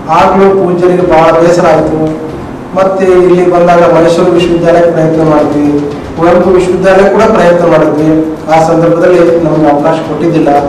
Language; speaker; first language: Kannada; non-native, local second language; Telugu